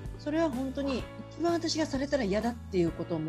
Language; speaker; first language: Japanese; native; Japanese